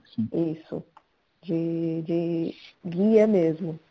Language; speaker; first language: Portuguese; native; Portuguese